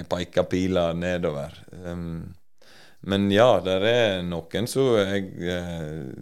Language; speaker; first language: Norwegian; native; Norwegian